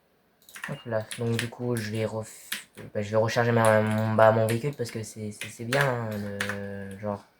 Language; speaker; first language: French; native; French